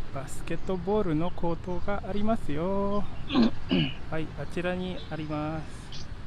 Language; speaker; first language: Japanese; non-native, fluent; Indonesian